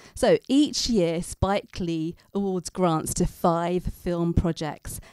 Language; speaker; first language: English; native; English